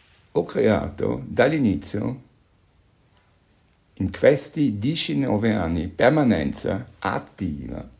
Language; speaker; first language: Italian; non-native, fluent; German